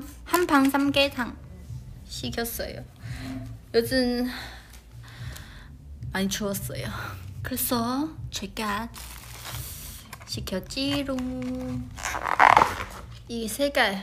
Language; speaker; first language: Korean; non-native, learner; Chinese